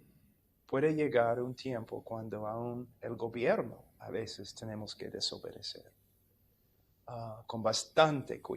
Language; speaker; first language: Spanish; non-native, fluent; English